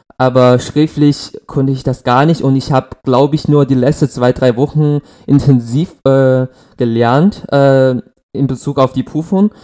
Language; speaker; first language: German; non-native, fluent; Chinese